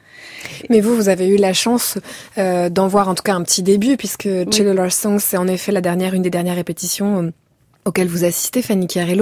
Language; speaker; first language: French; native; French